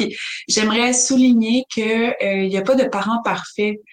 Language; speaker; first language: French; native; French